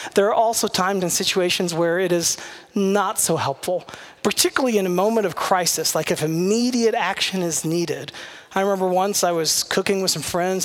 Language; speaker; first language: English; native; English